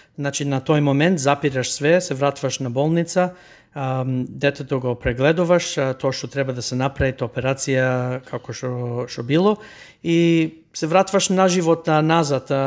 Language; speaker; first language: Macedonian; early bilingual, heritage; Macedonian